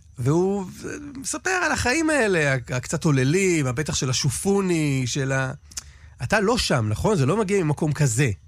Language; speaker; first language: Hebrew; native; Hebrew